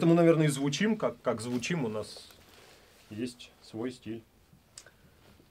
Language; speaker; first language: Russian; native; Russian